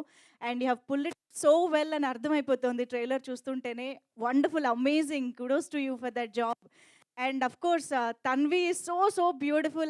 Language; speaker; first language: Telugu; native; Telugu